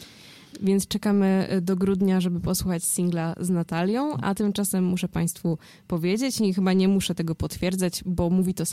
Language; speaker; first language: Polish; native; Polish